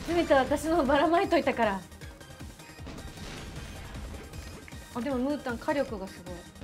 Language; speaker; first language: Japanese; native; Japanese